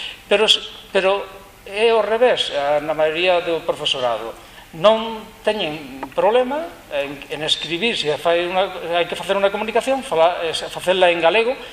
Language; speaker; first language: Galician; non-native, local second language; Spanish